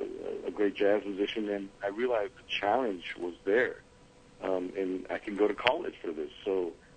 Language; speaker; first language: English; native; English